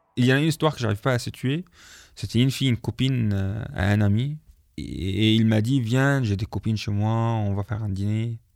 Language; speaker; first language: French; non-native, fluent; Arabic